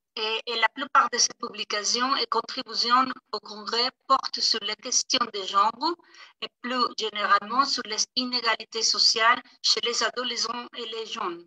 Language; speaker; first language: French; non-native, fluent; Spanish